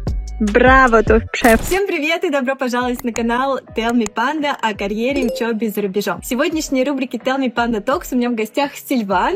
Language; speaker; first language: Russian; native; Russian